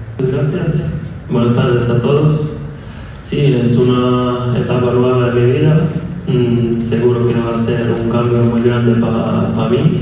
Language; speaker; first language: Spanish; non-native, fluent; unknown